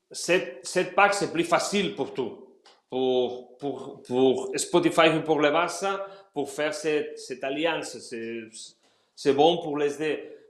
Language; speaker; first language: French; non-native, fluent; Spanish